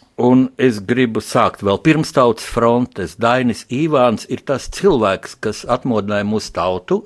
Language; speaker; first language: Latvian; native; Latvian